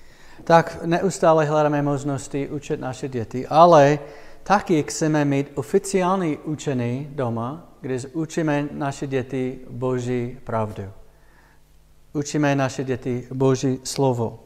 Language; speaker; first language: Czech; non-native, fluent; English